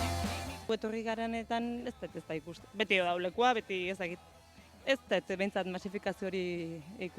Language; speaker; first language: Basque; native; Basque